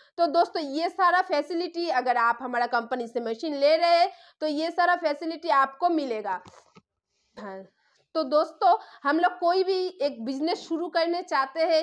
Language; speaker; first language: Hindi; non-native, local second language; Bangla